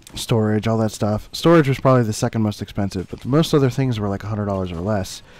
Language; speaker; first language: English; native; English